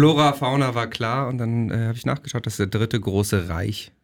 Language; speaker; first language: German; native; German